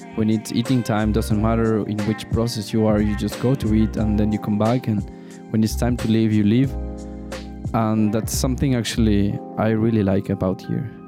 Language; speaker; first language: English; non-native, fluent; Spanish